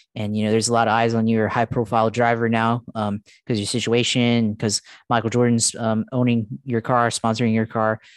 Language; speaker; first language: English; early bilingual, other home language; Filipino